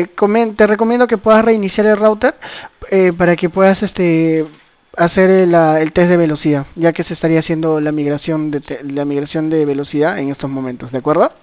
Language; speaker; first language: Spanish; native; Spanish